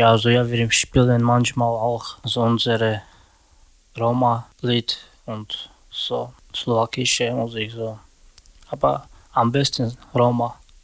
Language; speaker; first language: German; non-native, learner; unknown